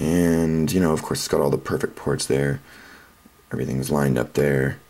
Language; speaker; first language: English; native; English